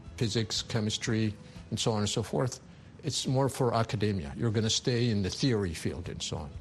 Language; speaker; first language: English; non-native, fluent; Amharic